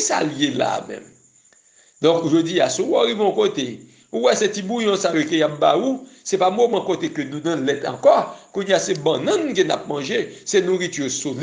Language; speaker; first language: French; non-native, local second language; Haitian Creole